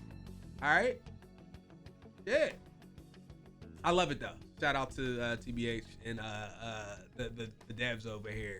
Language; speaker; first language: English; native; English